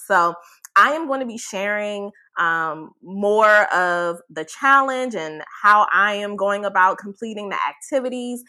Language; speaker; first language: English; native; English